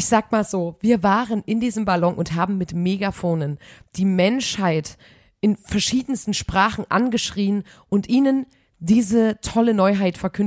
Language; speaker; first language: German; native; German